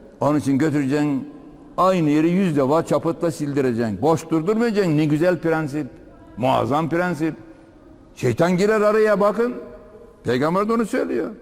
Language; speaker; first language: Turkish; native; Turkish